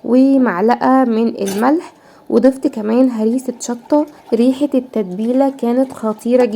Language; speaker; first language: Arabic; native; Arabic